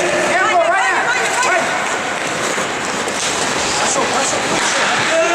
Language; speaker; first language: Russian; native; Russian